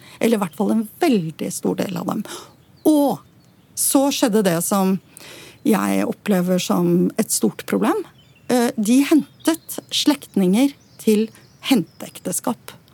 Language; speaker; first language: Norwegian; native; Norwegian